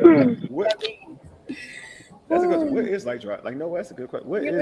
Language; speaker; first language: English; native; English